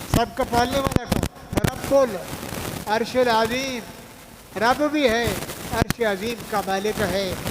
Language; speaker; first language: Urdu; non-native, local second language; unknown